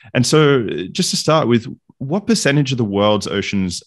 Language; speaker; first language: English; native; English